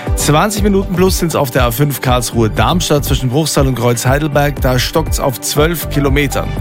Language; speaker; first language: German; native; German